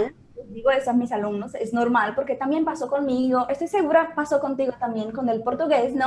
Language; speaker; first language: Spanish; non-native, fluent; Portuguese